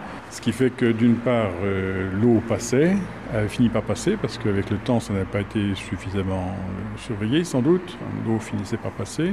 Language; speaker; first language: French; native; French